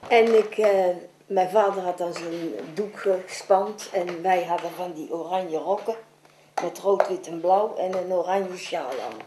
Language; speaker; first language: Dutch; native; Dutch